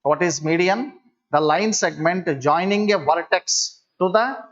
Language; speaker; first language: English; non-native, local second language; Kannada